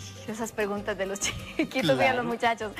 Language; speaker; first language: Spanish; native; Spanish